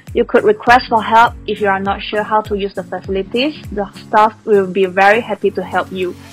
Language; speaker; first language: English; non-native, local second language; Chinese